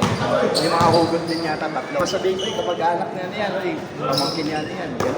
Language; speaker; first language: Filipino; native; Filipino